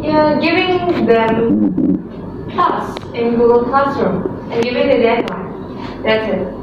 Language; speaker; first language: English; non-native, learner; Indonesian